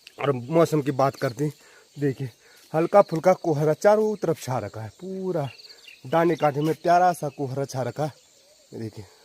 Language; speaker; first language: Hindi; non-native, local second language; Garhwali